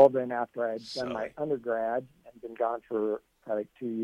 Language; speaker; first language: English; native; English